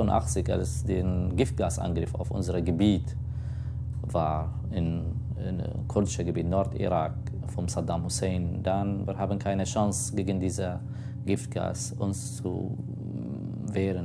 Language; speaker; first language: German; non-native, fluent; Kurdish